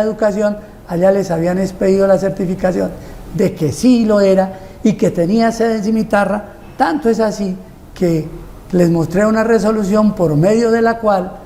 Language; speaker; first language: Spanish; native; Spanish